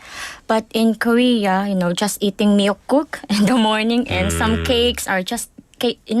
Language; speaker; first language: English; non-native, local second language; Filipino